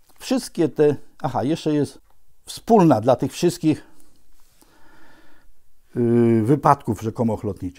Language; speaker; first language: Polish; native; Polish